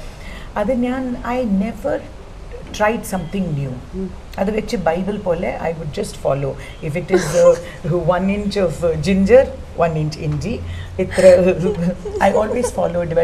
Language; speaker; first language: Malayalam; non-native, local second language; English